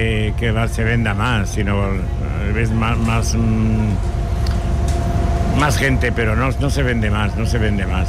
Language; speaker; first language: Spanish; native; Spanish